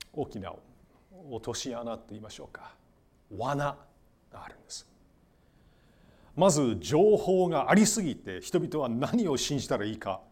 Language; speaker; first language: Japanese; non-native, fluent; English